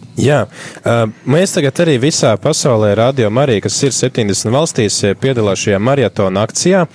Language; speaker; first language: Latvian; native; Latvian